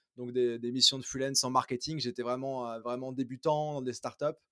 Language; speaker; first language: French; native; French